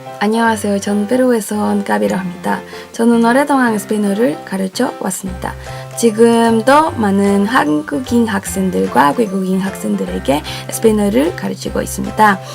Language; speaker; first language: Korean; non-native, fluent; Spanish